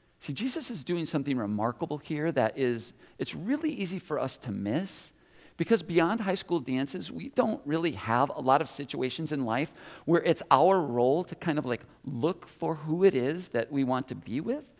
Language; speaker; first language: English; native; English